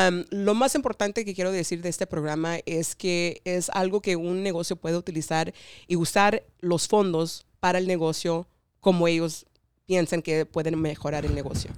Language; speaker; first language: Spanish; early bilingual, heritage; Spanish